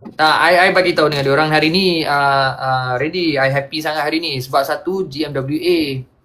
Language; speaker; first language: Malay; non-native, local second language; Chinese